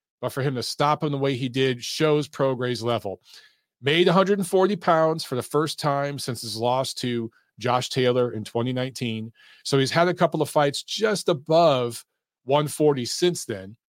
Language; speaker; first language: English; native; English